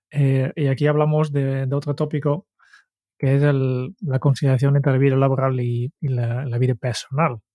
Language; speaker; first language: Spanish; non-native, fluent; Dutch